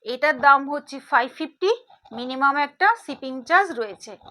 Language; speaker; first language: Hindi; non-native, local second language; Bangla